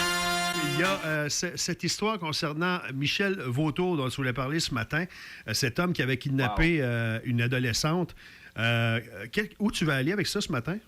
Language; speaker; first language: French; native; French